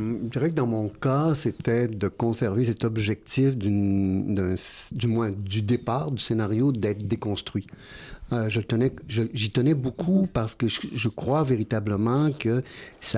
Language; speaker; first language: French; native; French